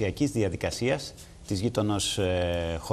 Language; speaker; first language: Greek; native; Greek